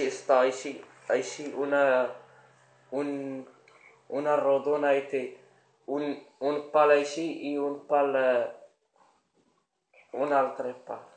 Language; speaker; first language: Catalan; non-native, learner; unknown